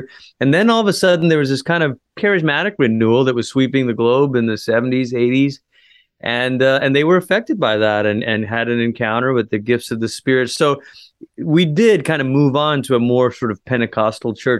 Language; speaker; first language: English; native; English